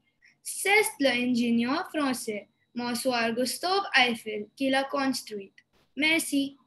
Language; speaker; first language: French; non-native, learner; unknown